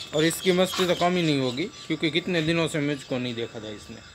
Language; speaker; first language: Hindi; non-native, local second language; Gujarati